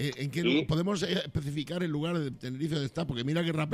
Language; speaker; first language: Spanish; native; Spanish